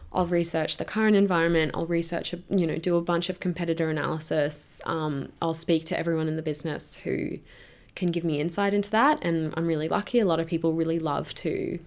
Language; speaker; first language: English; native; English